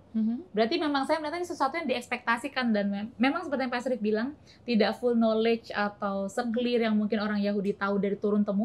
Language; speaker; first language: Indonesian; native; Indonesian